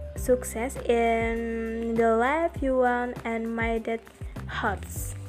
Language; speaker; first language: English; non-native, learner; Indonesian